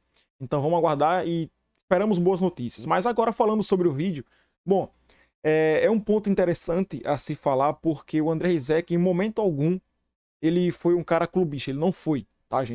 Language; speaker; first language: Portuguese; native; Portuguese